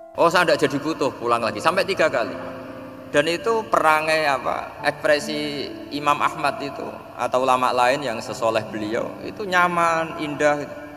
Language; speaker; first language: Indonesian; non-native, local second language; Javanese